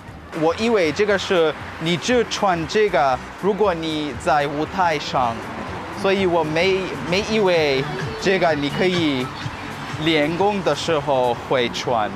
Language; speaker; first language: Chinese; non-native, learner; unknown